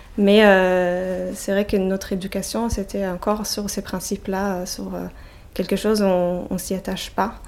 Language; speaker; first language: French; non-native, fluent; Hebrew